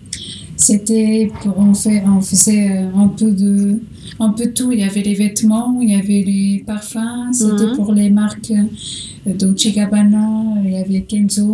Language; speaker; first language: French; non-native, learner; Portuguese